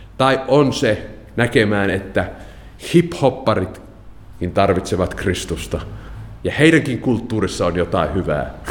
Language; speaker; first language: Finnish; non-native, fluent; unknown